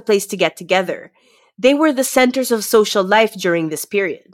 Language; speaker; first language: English; non-native, local second language; Filipino